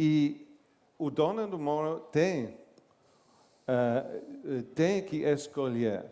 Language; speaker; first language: Portuguese; non-native, learner; English